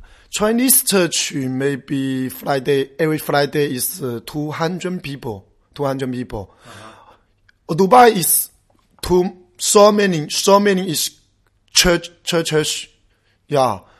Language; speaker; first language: English; non-native, learner; Chinese